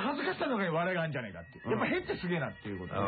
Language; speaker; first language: Japanese; native; Japanese